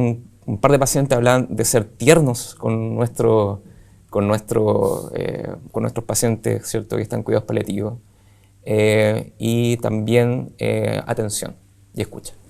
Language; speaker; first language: Spanish; native; Spanish